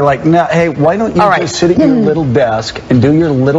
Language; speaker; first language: English; native; English